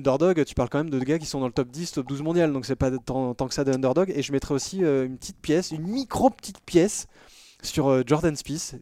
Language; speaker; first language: French; native; French